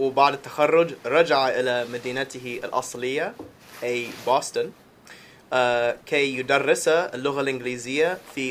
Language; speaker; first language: Arabic; non-native, fluent; English